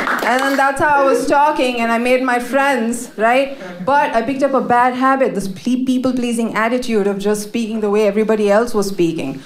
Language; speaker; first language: English; native; English